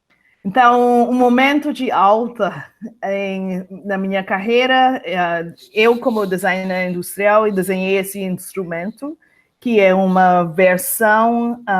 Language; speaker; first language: Portuguese; non-native, fluent; English